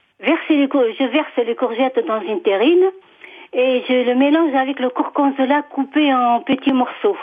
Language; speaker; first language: French; non-native, local second language; Arabic